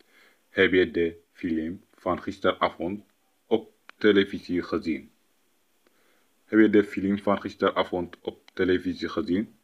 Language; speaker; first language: Dutch; non-native, fluent; Tigrinya